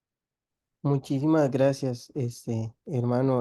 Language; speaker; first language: Spanish; native; Spanish